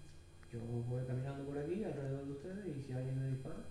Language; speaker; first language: Spanish; native; Spanish